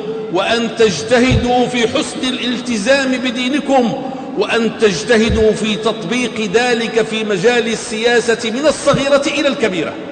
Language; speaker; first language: Arabic; native; Arabic